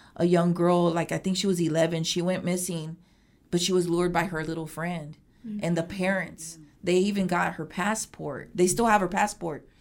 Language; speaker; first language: English; native; English